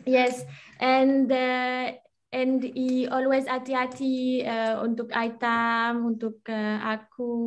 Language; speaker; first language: Indonesian; non-native, learner; French